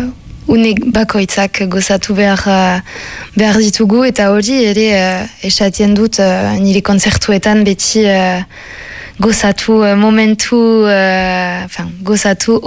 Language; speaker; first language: Basque; non-native, local second language; French